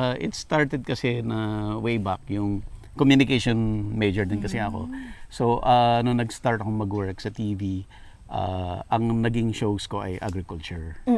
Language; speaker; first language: Filipino; native; Filipino